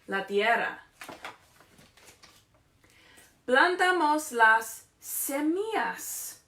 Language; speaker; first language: Spanish; non-native, fluent; English